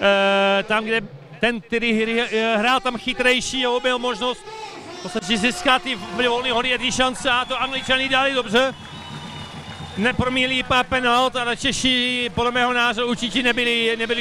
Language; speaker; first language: Czech; early bilingual, heritage; Czech